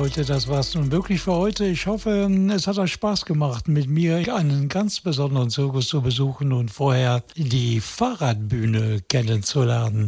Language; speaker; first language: German; native; German